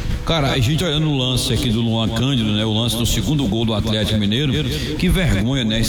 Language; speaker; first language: Portuguese; native; Portuguese